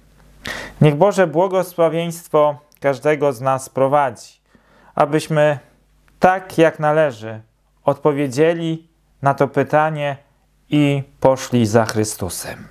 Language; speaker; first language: Polish; native; Polish